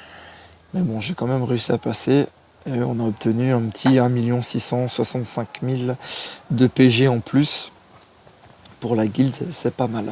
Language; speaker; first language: French; native; French